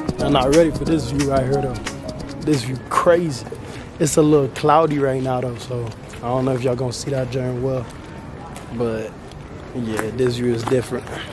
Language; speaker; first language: English; early bilingual, other home language; French